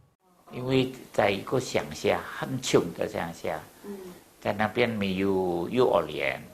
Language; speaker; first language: Chinese; early bilingual, heritage; Chinese